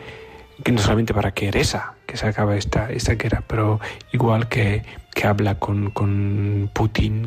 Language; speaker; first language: Spanish; non-native, fluent; Polish